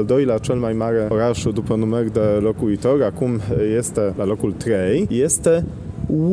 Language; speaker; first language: Romanian; non-native, fluent; Polish